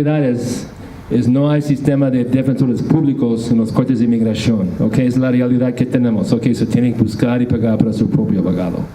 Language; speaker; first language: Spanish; non-native, fluent; English